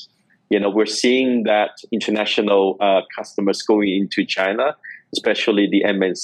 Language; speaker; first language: English; non-native, local second language; Cantonese